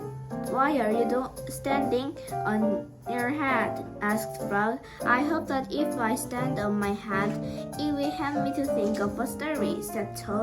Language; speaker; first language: English; non-native, learner; Korean